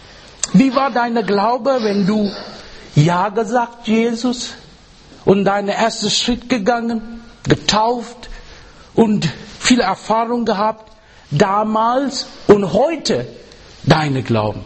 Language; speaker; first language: German; non-native, learner; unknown